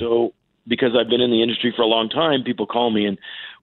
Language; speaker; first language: English; native; English